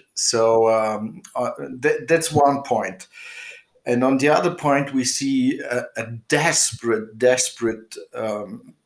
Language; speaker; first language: English; non-native, fluent; German